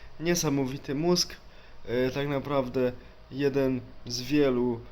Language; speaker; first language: Polish; native; Polish